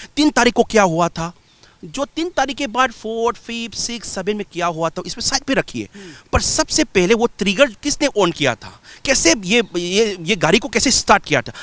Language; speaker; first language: Hindi; non-native, local second language; Manipuri